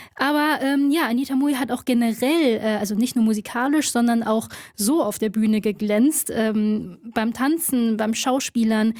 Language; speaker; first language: German; early bilingual, other home language; Cantonese